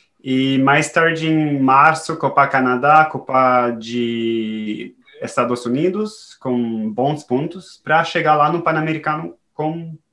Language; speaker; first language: Portuguese; non-native, fluent; French